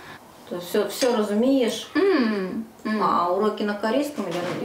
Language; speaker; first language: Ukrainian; non-native, local second language; Russian